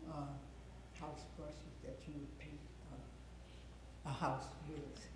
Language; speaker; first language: English; native; English